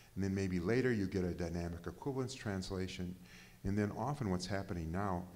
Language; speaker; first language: English; native; English